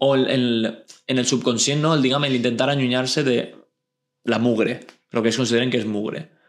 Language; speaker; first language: Spanish; non-native, local second language; Catalan